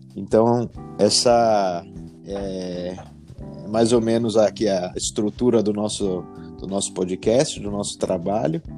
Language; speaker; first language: Portuguese; native; Portuguese